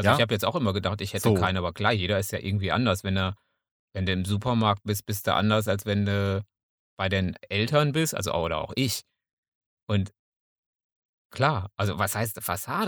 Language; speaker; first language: German; native; German